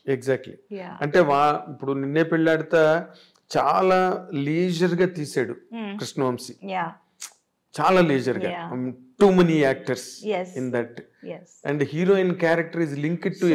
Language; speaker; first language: Telugu; native; Telugu